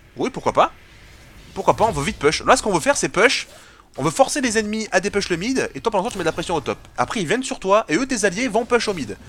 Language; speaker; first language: French; native; French